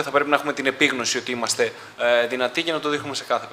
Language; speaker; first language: Greek; native; Greek